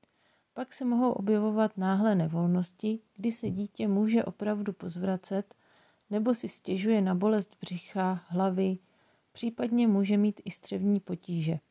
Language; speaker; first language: Czech; native; Czech